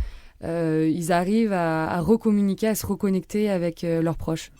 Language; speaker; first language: French; native; French